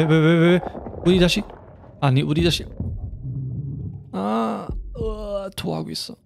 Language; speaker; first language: Korean; non-native, fluent; German